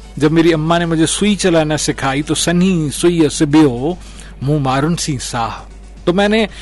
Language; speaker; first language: Urdu; non-native, local second language; Sindhi